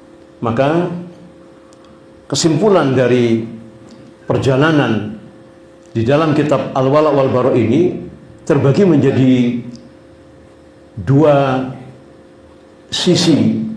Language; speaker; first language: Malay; non-native, local second language; Javanese